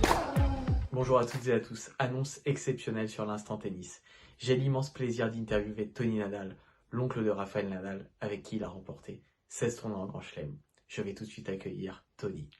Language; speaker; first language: French; native; French